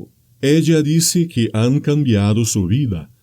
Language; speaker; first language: Spanish; non-native, fluent; Portuguese